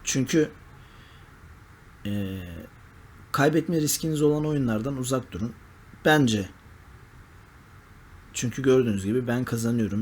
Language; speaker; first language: Turkish; native; Turkish